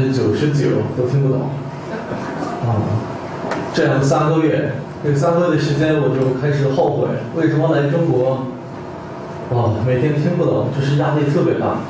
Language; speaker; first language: Chinese; non-native, fluent; Korean